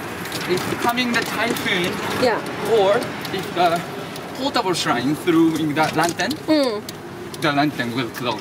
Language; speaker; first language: English; non-native, learner; Japanese